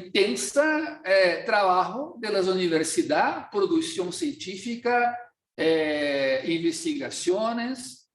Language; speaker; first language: Portuguese; non-native, fluent; Spanish